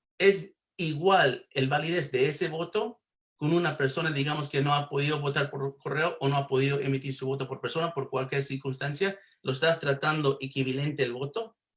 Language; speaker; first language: Spanish; early bilingual, heritage; Spanish